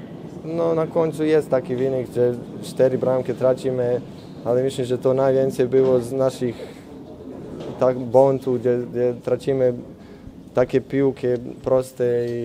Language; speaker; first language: Polish; non-native, learner; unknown